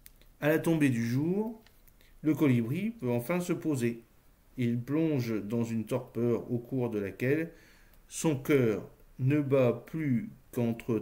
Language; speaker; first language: French; native; French